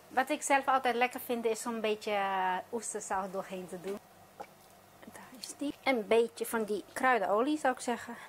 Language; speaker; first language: Dutch; non-native, fluent; Chinese